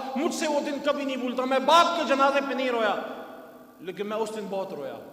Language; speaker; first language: Urdu; non-native, local second language; Pashto